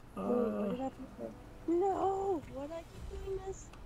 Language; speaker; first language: English; native; English